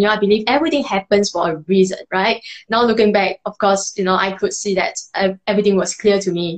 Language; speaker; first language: English; non-native, local second language; Chinese